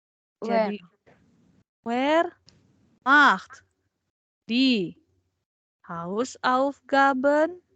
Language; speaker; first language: German; non-native, fluent; Indonesian